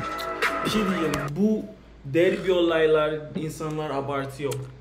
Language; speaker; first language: Turkish; non-native, learner; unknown